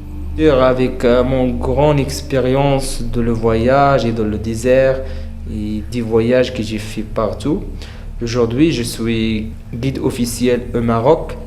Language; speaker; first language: French; non-native, learner; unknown